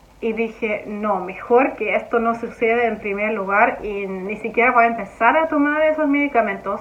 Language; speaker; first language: Spanish; non-native, fluent; German